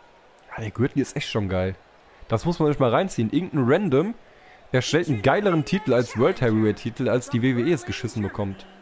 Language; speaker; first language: German; native; German